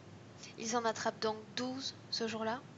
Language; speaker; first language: French; native; French